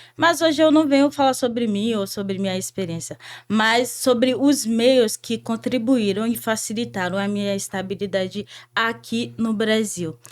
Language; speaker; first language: Portuguese; non-native, fluent; Haitian Creole